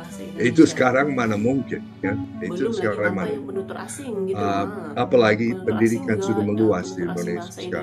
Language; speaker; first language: Indonesian; non-native, fluent; English